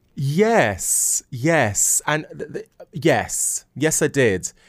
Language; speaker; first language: English; native; English